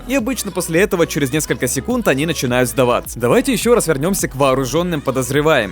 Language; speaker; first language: Russian; native; Russian